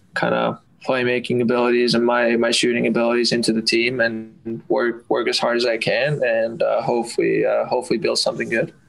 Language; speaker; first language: English; non-native, fluent; Finnish